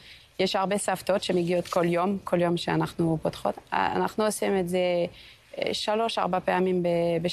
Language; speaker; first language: Hebrew; non-native, fluent; French